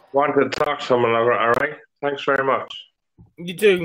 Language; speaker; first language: English; native; English